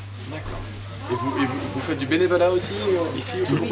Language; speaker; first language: French; native; French